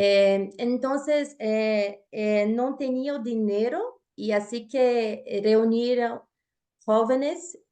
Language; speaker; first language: Spanish; non-native, fluent; Portuguese